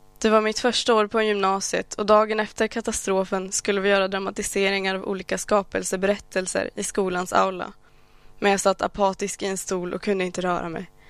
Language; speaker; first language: Swedish; early bilingual, other home language; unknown